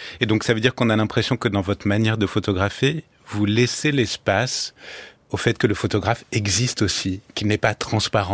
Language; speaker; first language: French; native; French